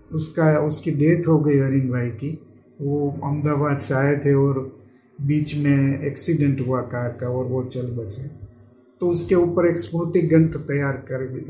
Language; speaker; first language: Hindi; non-native, local second language; Gujarati